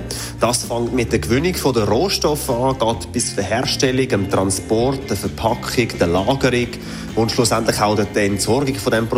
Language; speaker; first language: German; native; German